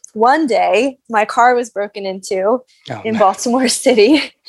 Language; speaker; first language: English; native; English